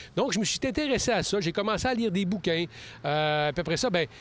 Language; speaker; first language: French; native; French